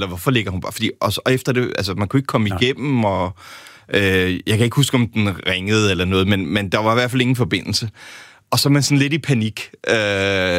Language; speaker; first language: Danish; native; Danish